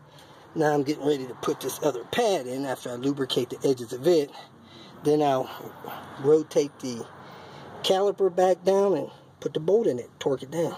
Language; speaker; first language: English; native; English